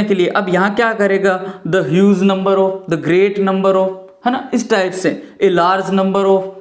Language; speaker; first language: Hindi; native; Hindi